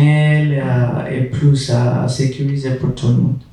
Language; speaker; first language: French; non-native, fluent; Spanish